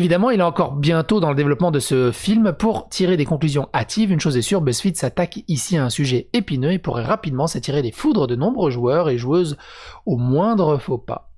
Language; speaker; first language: French; native; French